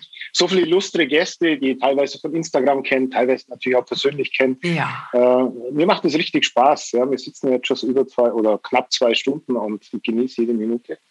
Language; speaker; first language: German; native; German